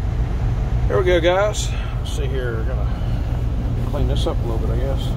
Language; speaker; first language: English; native; English